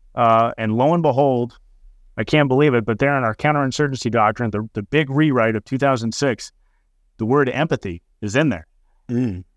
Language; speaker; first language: English; native; English